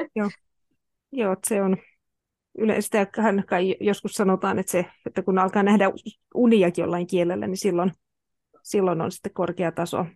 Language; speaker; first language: Finnish; native; Finnish